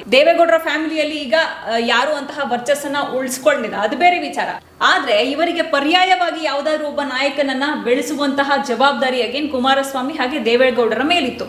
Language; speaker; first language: Kannada; native; Kannada